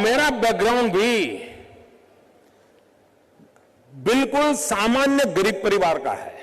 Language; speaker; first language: Hindi; non-native, local second language; Gujarati